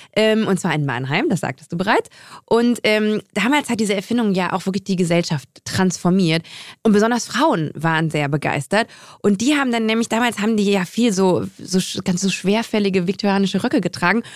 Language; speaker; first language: German; native; German